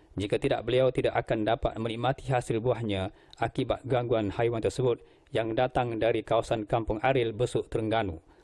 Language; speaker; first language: Malay; native; Malay